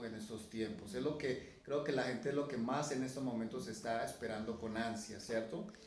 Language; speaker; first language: Spanish; native; Spanish